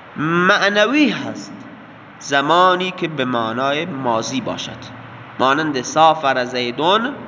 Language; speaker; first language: Persian; non-native, local second language; Baluchi